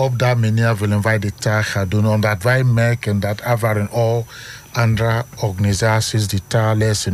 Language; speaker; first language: Dutch; non-native, learner; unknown